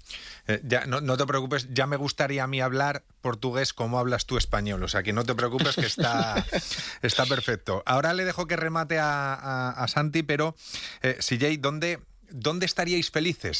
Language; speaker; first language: Spanish; native; Spanish